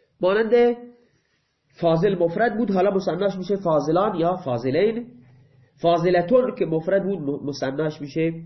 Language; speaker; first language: Persian; non-native, local second language; Baluchi